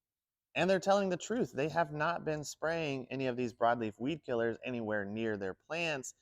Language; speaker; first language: English; native; English